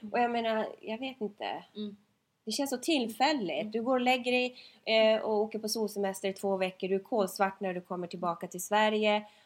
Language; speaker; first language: Swedish; native; Swedish